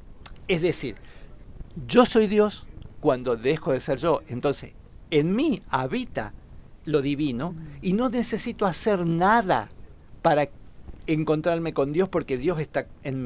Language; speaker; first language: Spanish; native; Spanish